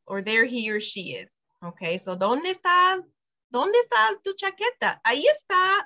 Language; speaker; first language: Spanish; non-native, fluent; English